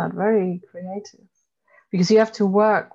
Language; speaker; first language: English; non-native, fluent; German